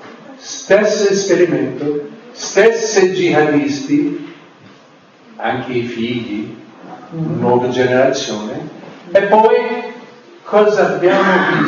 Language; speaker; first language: Italian; non-native, fluent; English